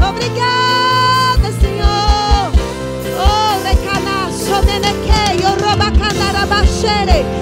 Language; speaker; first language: Portuguese; native; Portuguese